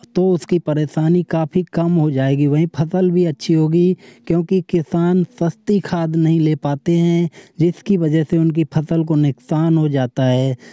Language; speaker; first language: Hindi; native; Hindi